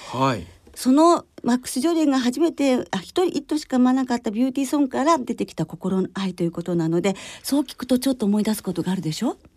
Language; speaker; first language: Japanese; native; Japanese